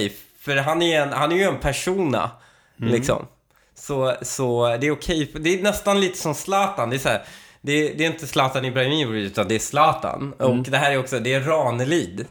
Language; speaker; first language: Swedish; native; Swedish